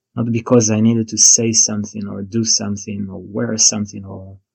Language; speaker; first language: English; non-native, fluent; Hebrew